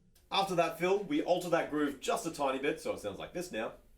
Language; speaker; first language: English; native; English